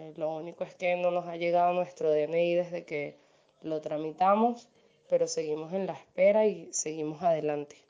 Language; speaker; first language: Spanish; native; Spanish